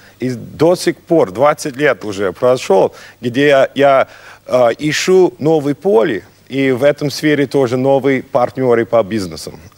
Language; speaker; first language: Russian; non-native, learner; English